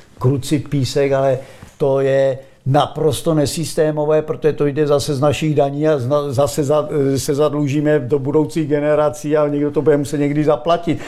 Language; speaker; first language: Czech; native; Czech